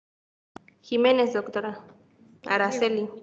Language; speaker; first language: Spanish; native; Spanish